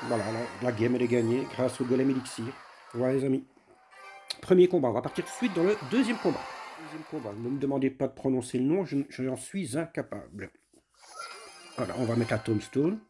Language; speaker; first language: French; native; French